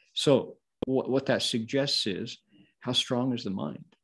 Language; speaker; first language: English; native; English